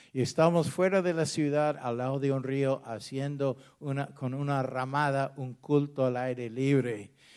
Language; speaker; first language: Spanish; non-native, fluent; English